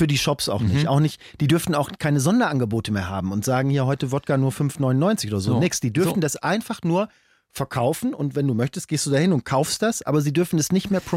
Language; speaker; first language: German; native; German